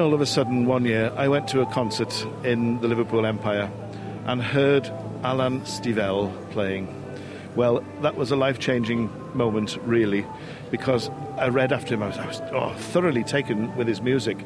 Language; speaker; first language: English; native; English